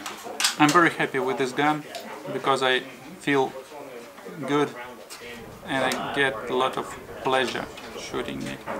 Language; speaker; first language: English; non-native, fluent; Russian